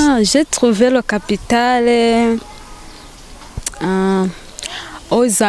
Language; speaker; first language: French; non-native, learner; Rundi